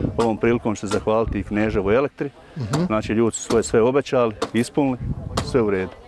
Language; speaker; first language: Bosnian; native; Bosnian